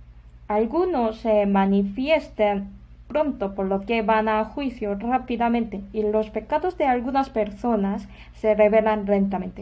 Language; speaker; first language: Spanish; non-native, fluent; Korean